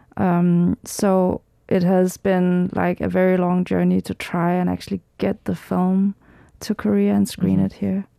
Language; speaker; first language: English; early bilingual, heritage; Danish